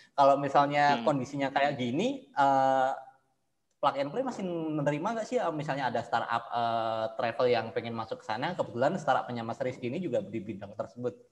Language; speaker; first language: Indonesian; native; Indonesian